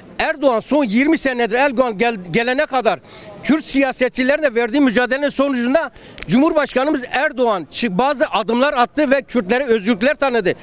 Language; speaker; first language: Turkish; non-native, local second language; Kurdish